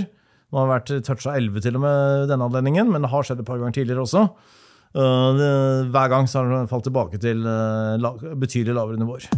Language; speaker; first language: Norwegian; native; Norwegian